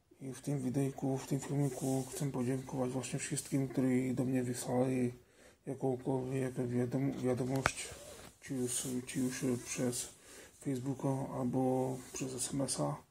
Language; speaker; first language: Polish; non-native, learner; Slovak